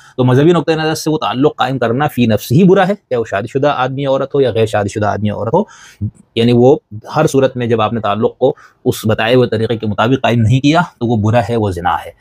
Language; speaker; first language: Urdu; native; Urdu